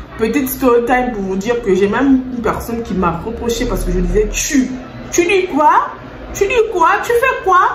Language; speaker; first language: French; native; French